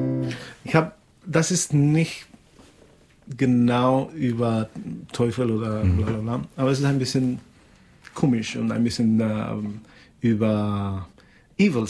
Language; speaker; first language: German; non-native, learner; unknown